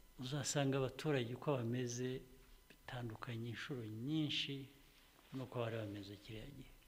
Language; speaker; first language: Kinyarwanda; early bilingual, heritage; Kinyarwanda